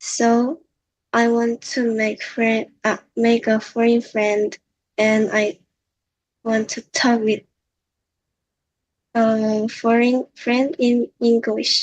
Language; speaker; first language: English; non-native, learner; Korean